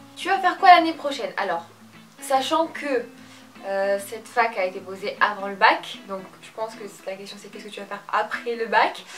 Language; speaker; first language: French; early bilingual, other home language; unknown